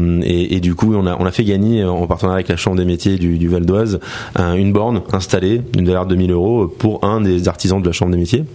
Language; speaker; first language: French; native; French